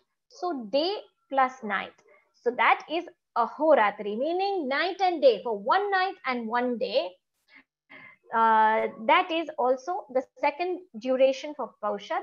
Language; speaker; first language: English; non-native, local second language; Gujarati